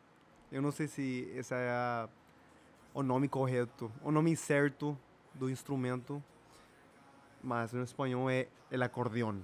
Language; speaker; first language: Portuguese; non-native, fluent; Spanish